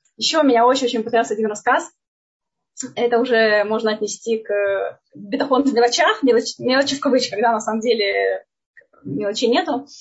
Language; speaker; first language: Russian; native; Russian